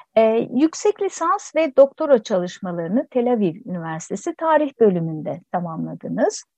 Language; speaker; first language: Turkish; native; Turkish